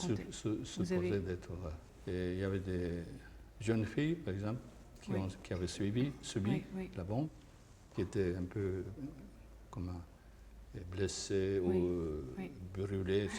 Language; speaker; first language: French; non-native, fluent; Japanese